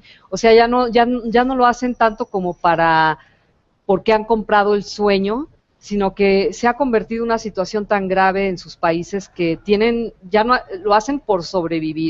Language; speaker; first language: Spanish; native; Spanish